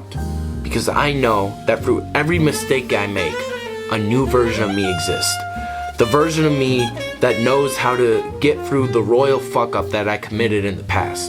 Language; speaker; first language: English; native; English